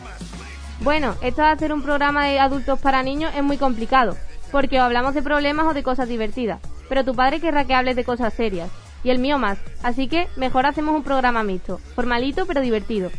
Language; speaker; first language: Spanish; native; Spanish